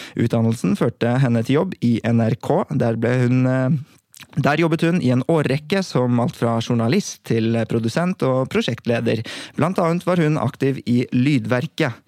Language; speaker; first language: Norwegian; native; Norwegian